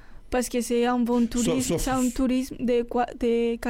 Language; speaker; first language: French; non-native, learner; Spanish